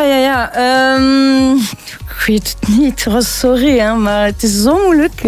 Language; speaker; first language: Dutch; non-native, local second language; French